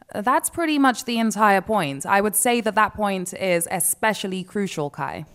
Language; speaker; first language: English; non-native, local second language; Yoruba